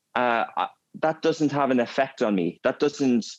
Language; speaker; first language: English; native; English